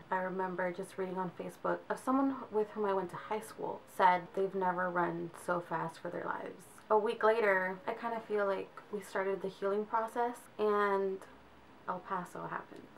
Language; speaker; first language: English; native; English